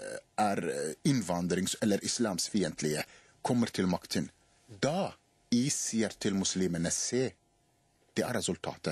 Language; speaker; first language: Norwegian; non-native, fluent; Arabic